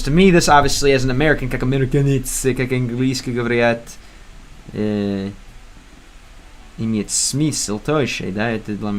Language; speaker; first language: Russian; non-native, learner; English